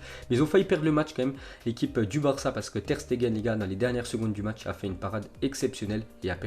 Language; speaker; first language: French; native; French